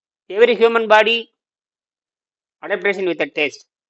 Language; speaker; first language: English; non-native, local second language; Tamil